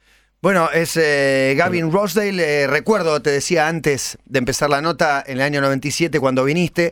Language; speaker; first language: Spanish; native; Spanish